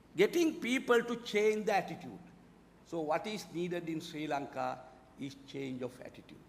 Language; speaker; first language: English; non-native, local second language; Sinhala